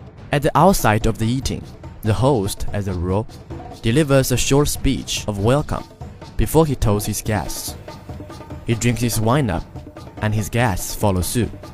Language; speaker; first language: English; non-native, fluent; Chinese